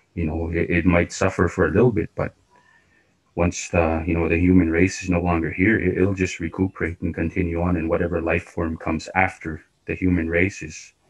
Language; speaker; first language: English; non-native, fluent; Cree